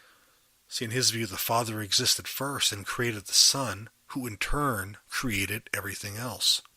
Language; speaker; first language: English; native; English